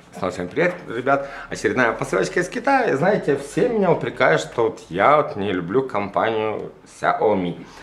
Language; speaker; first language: Russian; native; Russian